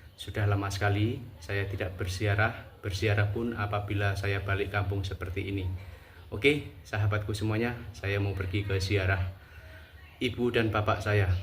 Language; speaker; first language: Indonesian; native; Indonesian